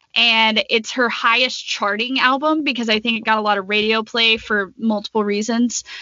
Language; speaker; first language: English; native; English